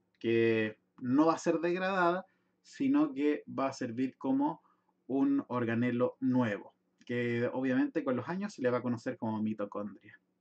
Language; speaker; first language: Spanish; native; Spanish